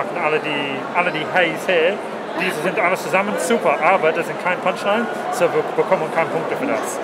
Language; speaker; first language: German; non-native, learner; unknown